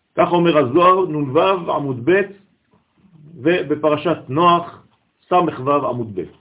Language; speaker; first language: Hebrew; non-native, fluent; French